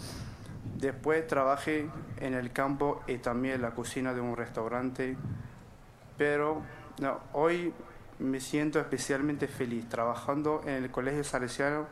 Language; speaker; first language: Spanish; non-native, fluent; Arabic